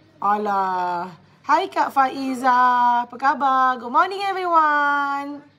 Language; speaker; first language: Malay; native; Malay